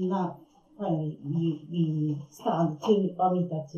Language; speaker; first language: English; non-native, learner; Japanese